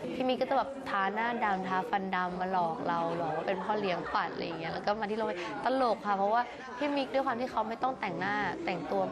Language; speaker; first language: Thai; native; Thai